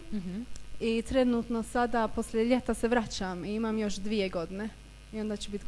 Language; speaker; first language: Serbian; early bilingual, heritage; Bosnian